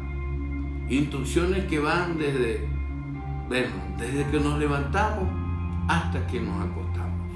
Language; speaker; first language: Spanish; native; Spanish